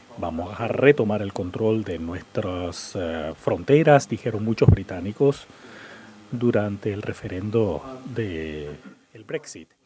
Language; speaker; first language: Spanish; non-native, fluent; English